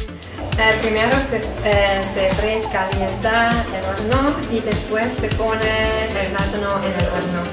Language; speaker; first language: Spanish; non-native, learner; German